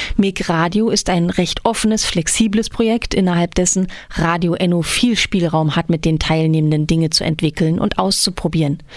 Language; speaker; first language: German; native; German